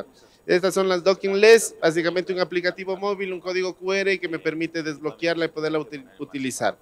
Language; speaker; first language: Spanish; native; Spanish